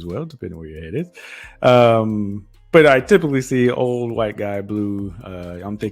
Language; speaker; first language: English; native; English